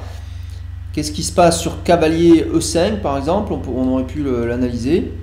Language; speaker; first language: French; native; French